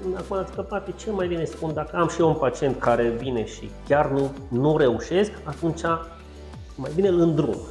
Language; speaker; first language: Romanian; non-native, local second language; Hungarian